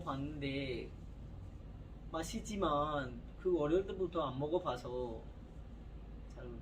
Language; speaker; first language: Korean; non-native, learner; Urdu